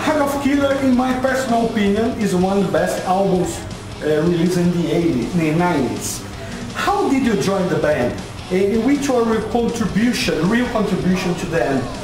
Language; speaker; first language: English; non-native, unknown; Portuguese